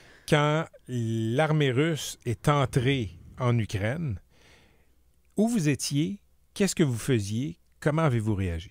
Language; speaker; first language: French; native; French